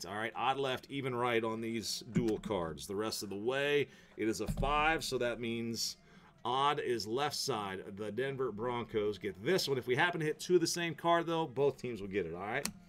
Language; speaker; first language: English; native; English